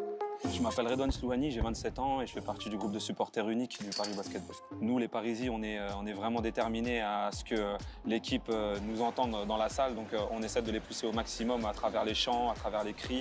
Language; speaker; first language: French; native; French